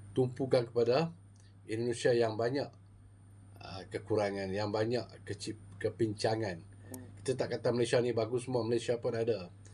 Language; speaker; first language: Malay; native; Malay